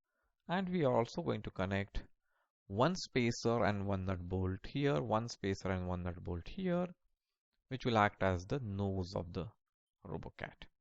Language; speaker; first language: English; non-native, local second language; Marathi